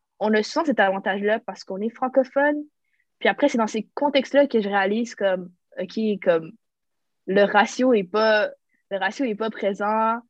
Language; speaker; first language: French; native; French